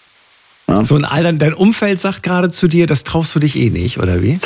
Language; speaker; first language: German; native; German